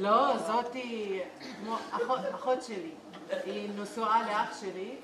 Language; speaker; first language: Hebrew; non-native, local second language; Arabic